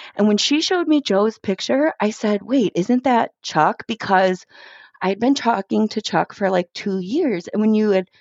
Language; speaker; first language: English; native; English